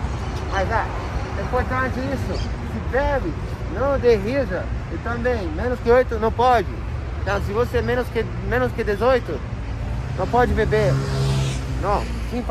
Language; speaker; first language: Portuguese; non-native, fluent; English